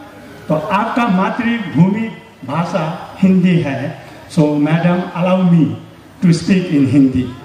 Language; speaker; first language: Hindi; non-native, learner; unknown